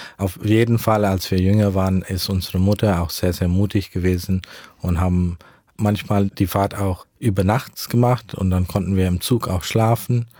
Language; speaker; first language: German; early bilingual, heritage; German